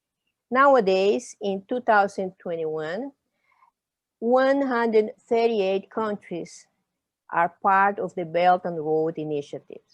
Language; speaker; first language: English; non-native, fluent; Portuguese